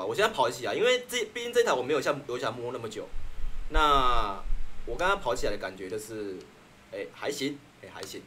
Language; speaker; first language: Chinese; native; Chinese